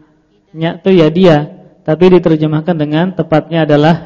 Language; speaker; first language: Indonesian; native; Indonesian